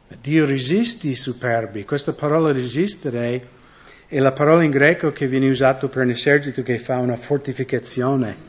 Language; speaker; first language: Italian; non-native, fluent; English